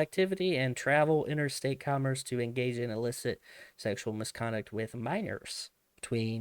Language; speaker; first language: English; native; English